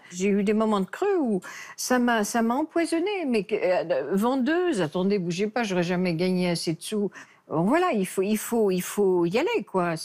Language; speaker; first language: French; native; French